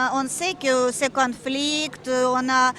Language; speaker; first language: French; non-native, fluent; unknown